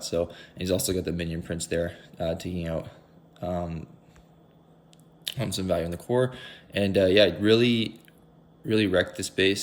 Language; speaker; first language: English; native; English